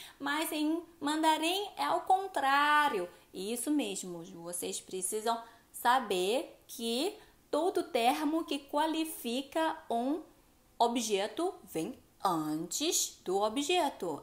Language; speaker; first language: Portuguese; non-native, fluent; Chinese